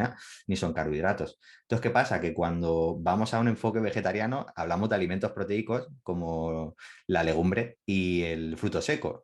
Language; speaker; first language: Spanish; native; Spanish